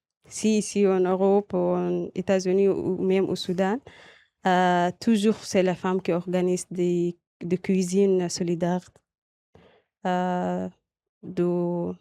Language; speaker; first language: French; non-native, learner; Arabic